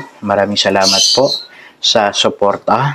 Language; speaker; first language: Filipino; native; Filipino